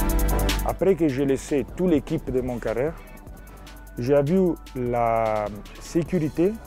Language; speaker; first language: French; non-native, learner; Italian